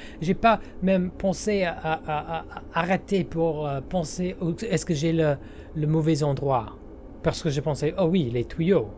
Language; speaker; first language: French; non-native, learner; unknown